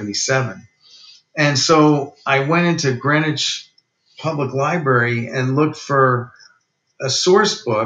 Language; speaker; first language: English; native; English